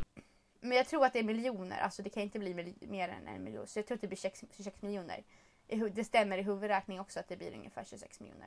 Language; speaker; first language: Swedish; native; Swedish